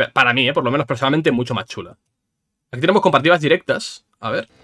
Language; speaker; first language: Spanish; native; Spanish